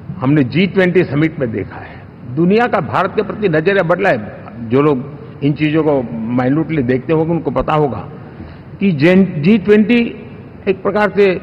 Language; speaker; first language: Hindi; non-native, local second language; Gujarati